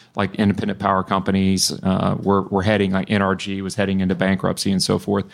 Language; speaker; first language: English; native; English